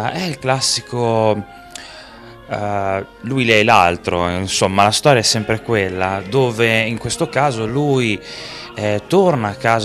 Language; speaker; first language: Italian; native; Italian